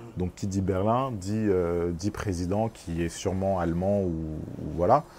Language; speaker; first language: French; early bilingual, other home language; Lingala